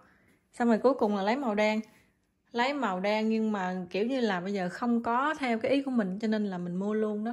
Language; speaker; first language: Vietnamese; native; Vietnamese